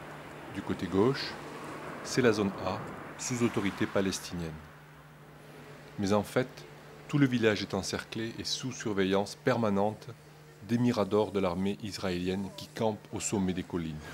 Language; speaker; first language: French; native; French